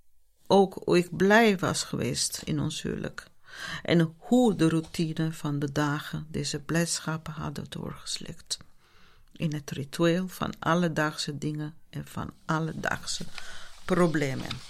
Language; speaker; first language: Dutch; non-native, fluent; Italian